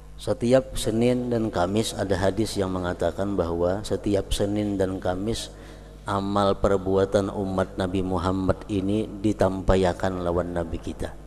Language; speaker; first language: Indonesian; non-native, local second language; Banjar